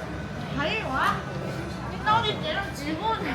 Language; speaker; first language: Chinese; non-native, fluent; Korean